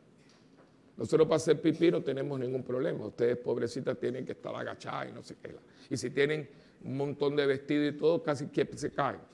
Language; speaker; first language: Spanish; native; Spanish